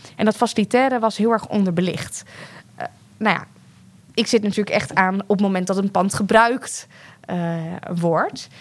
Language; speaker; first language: Dutch; native; Dutch